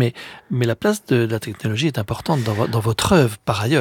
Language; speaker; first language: French; native; French